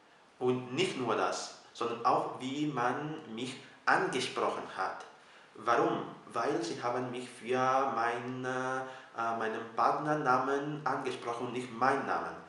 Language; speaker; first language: German; non-native, fluent; Catalan